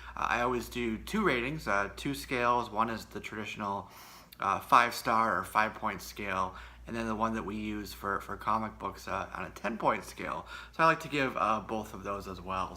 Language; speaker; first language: English; native; English